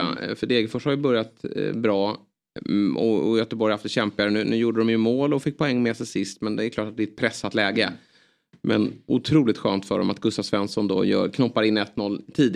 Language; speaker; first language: Swedish; native; Swedish